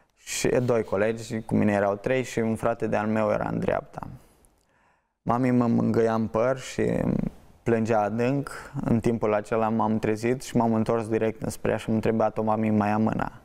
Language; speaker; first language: Romanian; native; Romanian